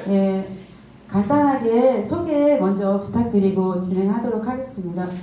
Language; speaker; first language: Korean; native; Korean